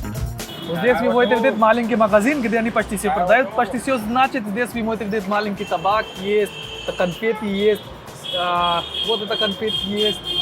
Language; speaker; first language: Russian; non-native, learner; Hindi